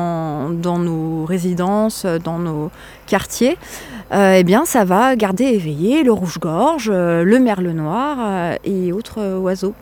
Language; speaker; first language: French; native; French